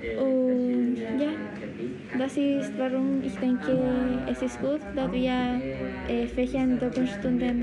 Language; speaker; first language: German; non-native, learner; Spanish